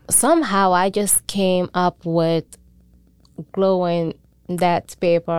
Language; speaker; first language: English; non-native, fluent; Mandingo